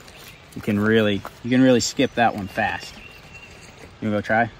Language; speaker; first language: English; native; English